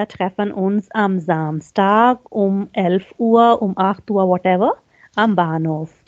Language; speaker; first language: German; non-native, fluent; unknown